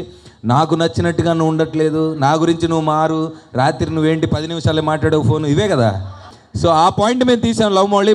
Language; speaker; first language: Telugu; native; Telugu